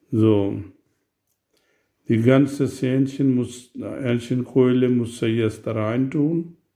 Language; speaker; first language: German; non-native, learner; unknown